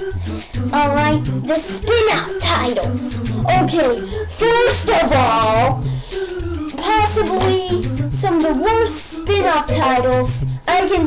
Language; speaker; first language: English; native; English